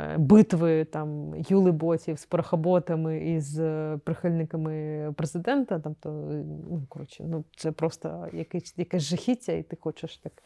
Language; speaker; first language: Ukrainian; non-native, local second language; Crimean Tatar